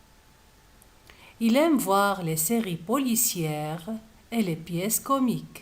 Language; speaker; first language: French; non-native, local second language; Arabic